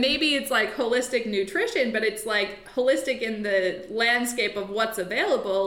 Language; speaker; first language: English; native; English